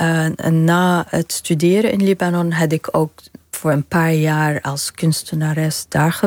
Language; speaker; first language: Dutch; non-native, fluent; Arabic